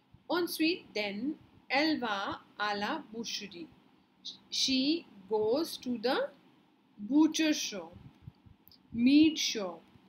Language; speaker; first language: English; non-native, local second language; Hindi